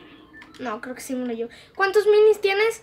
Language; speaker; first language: Spanish; native; Spanish